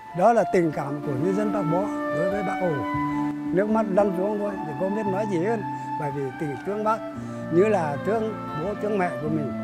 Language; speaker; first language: Vietnamese; non-native, local second language; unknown